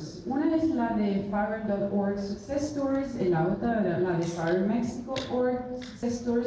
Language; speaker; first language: Spanish; non-native, fluent; Italian